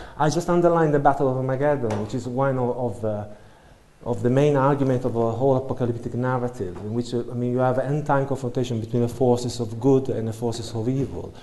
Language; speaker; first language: English; non-native, fluent; Italian